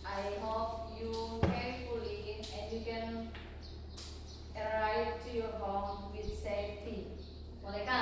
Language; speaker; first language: English; non-native, learner; Indonesian